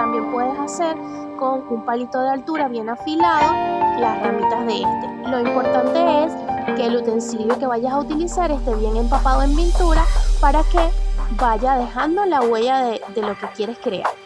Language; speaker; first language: Spanish; native; Spanish